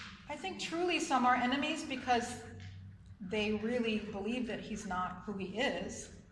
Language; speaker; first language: English; native; English